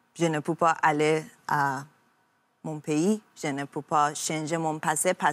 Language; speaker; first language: French; non-native, learner; Persian